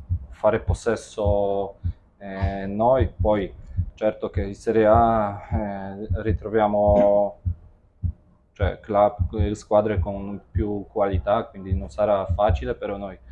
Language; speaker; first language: Italian; non-native, fluent; Polish